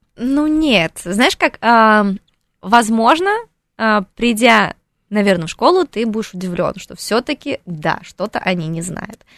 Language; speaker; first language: Russian; non-native, local second language; Ukrainian